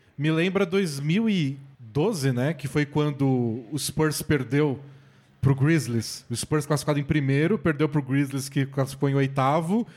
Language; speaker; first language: Portuguese; native; Portuguese